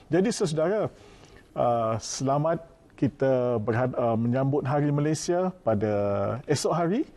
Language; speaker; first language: Malay; native; Malay